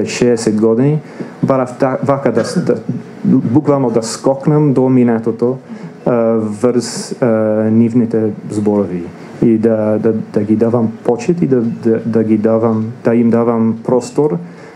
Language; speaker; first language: Macedonian; non-native, fluent; English